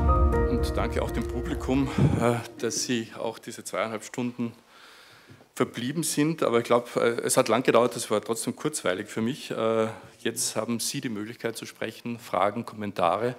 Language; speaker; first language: German; native; German